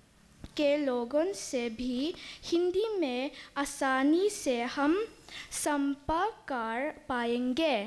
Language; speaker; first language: Hindi; non-native, local second language; Mizo